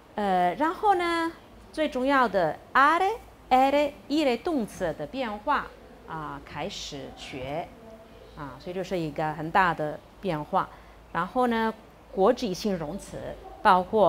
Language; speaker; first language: Chinese; non-native, fluent; Italian